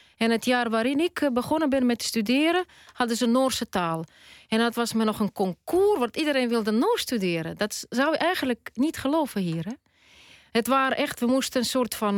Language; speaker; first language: Dutch; non-native, fluent; Russian